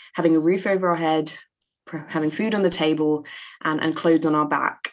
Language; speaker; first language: English; native; English